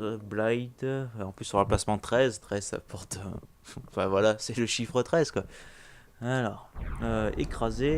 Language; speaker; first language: French; native; French